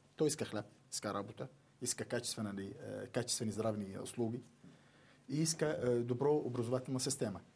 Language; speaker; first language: Bulgarian; early bilingual, other home language; Arabic